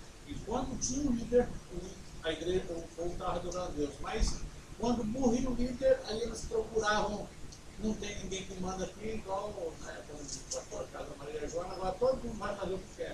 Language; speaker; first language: Portuguese; native; Portuguese